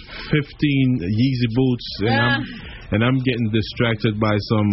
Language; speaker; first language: English; native; English